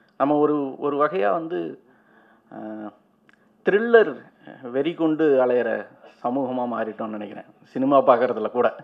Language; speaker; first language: Tamil; native; Tamil